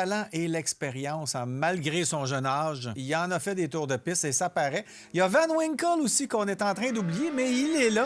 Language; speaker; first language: French; native; French